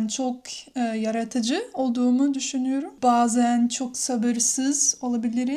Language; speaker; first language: Turkish; non-native, learner; English